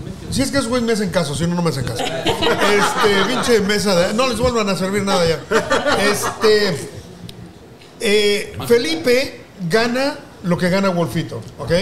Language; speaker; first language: Spanish; native; Spanish